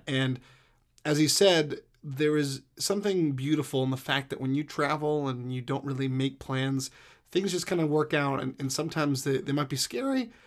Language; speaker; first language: English; native; English